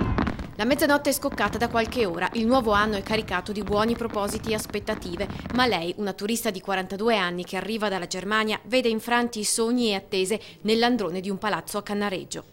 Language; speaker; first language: Italian; native; Italian